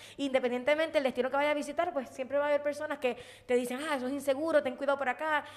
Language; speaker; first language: Spanish; native; Spanish